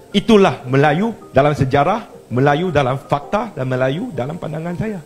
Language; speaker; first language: Malay; non-native, local second language; Chinese